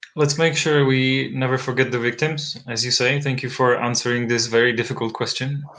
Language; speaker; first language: English; non-native, fluent; Czech